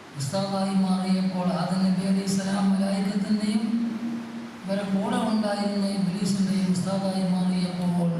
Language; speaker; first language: Malayalam; native; Malayalam